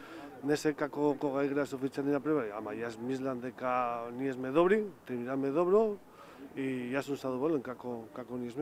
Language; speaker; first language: Macedonian; non-native, learner; Spanish